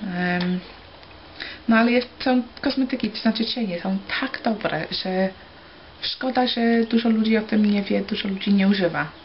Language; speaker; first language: Polish; early bilingual, heritage; Polish